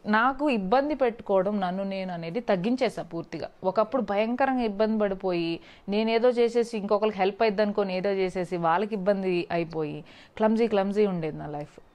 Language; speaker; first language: Telugu; native; Telugu